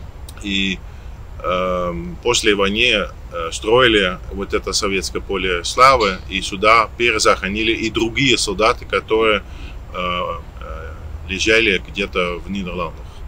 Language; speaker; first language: Russian; non-native, learner; Dutch